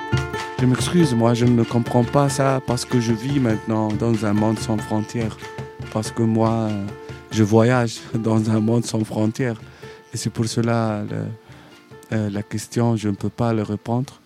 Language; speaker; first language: French; non-native, fluent; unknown